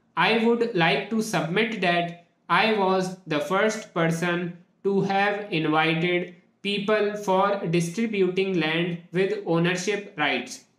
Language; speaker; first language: English; non-native, local second language; Hindi